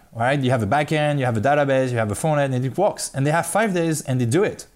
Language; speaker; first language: English; non-native, fluent; French